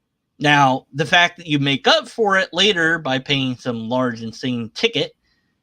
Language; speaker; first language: English; native; English